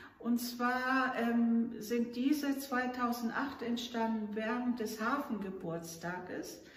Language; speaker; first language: German; native; German